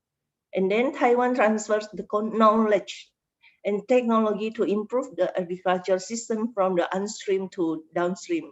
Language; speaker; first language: English; non-native, learner; Indonesian